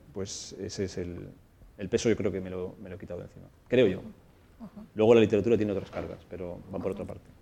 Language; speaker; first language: Spanish; native; Spanish